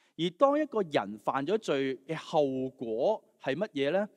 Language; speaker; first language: Cantonese; native; Cantonese